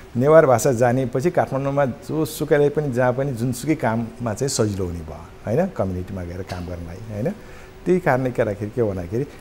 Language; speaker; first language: Nepali; non-native, local second language; Newari